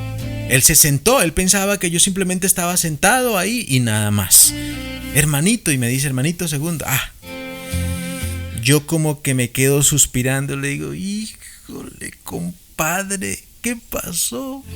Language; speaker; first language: Spanish; native; Spanish